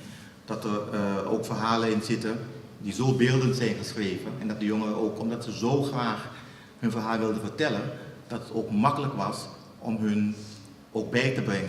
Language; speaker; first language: Dutch; native; Dutch